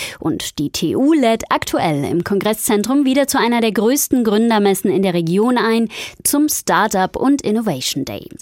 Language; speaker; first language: German; native; German